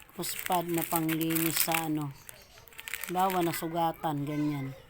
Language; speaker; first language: Filipino; native; Filipino